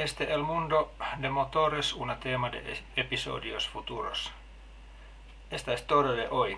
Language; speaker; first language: Spanish; non-native, learner; Finnish